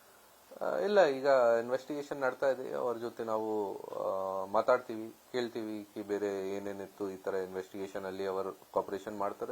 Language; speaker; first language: Kannada; non-native, local second language; Hindi